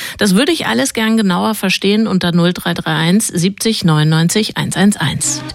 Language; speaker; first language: German; native; German